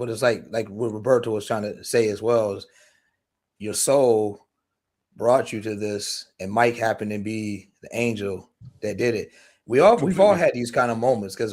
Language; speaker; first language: English; native; English